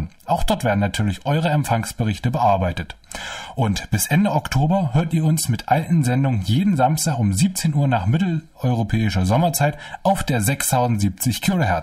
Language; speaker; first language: German; native; German